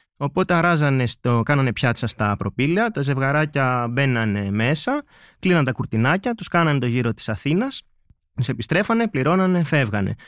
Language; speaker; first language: Greek; native; Greek